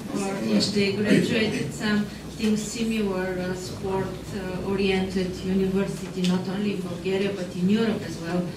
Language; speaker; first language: English; non-native, fluent; Bulgarian